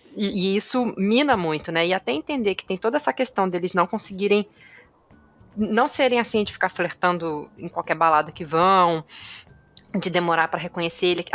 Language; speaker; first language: Portuguese; native; Portuguese